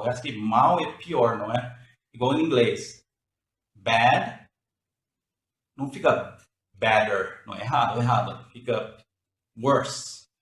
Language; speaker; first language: Portuguese; non-native, learner; English